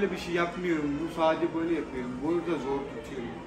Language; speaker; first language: Turkish; non-native, learner; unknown